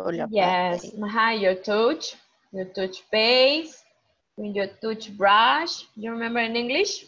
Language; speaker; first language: English; non-native, fluent; Spanish